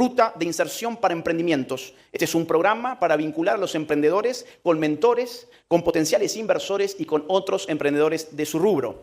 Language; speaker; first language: Spanish; native; Spanish